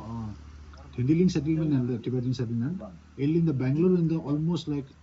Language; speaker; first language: Kannada; non-native, local second language; Tibetan